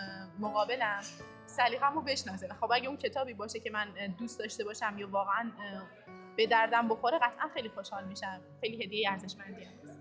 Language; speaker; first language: Persian; native; Persian